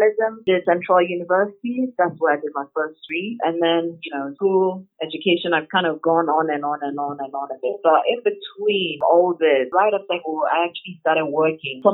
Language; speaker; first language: English; non-native, local second language; Akan